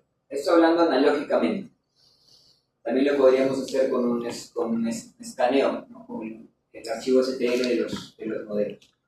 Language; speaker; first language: Spanish; native; Spanish